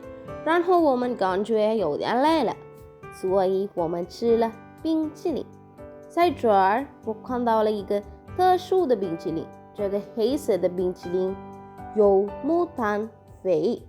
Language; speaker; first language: Chinese; non-native, learner; Sinhala